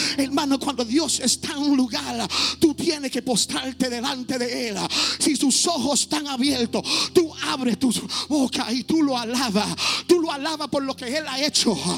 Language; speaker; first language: Spanish; early bilingual, heritage; Spanish